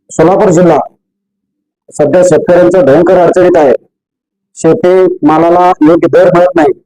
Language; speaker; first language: Marathi; native; Marathi